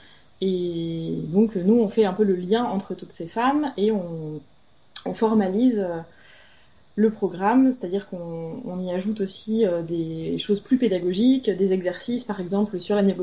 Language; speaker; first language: French; native; French